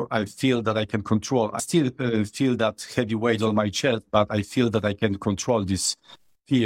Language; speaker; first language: English; non-native, fluent; Polish